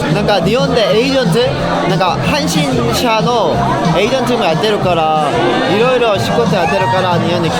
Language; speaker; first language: Japanese; non-native, learner; Korean